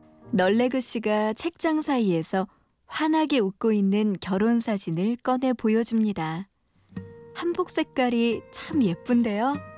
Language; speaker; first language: Korean; native; Korean